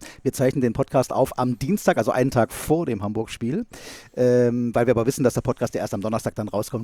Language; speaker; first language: German; native; German